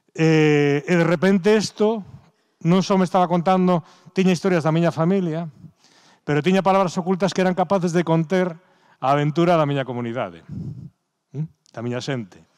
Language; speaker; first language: Galician; native; Galician